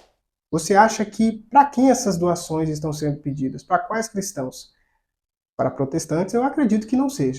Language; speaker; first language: Portuguese; native; Portuguese